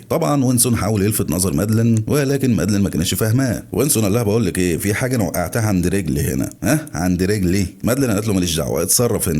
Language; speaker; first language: Arabic; native; Arabic